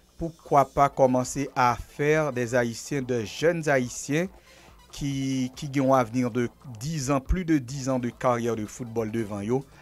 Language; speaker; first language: French; non-native, local second language; Haitian Creole